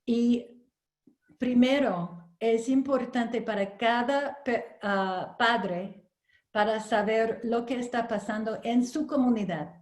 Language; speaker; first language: Spanish; non-native, learner; English